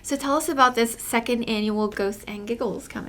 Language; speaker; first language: English; native; English